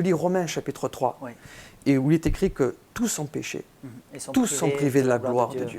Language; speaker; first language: French; native; French